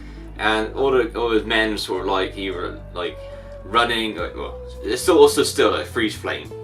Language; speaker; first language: English; native; English